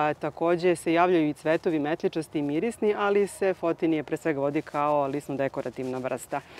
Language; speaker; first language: Croatian; native; Croatian